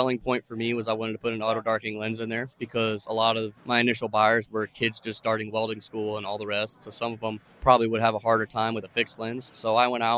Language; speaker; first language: English; native; English